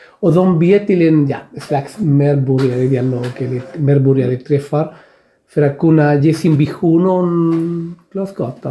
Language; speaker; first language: Swedish; non-native, fluent; Spanish